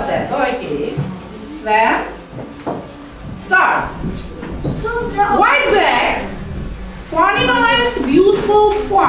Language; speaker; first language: English; non-native, fluent; Azerbaijani